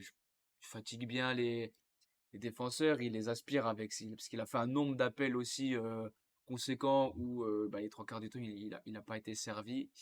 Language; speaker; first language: French; native; French